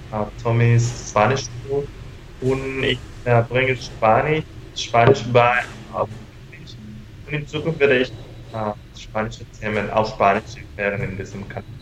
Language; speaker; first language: German; non-native, fluent; Spanish